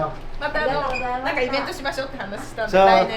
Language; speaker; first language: Japanese; native; Japanese